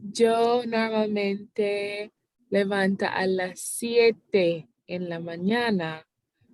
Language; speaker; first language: Spanish; non-native, learner; English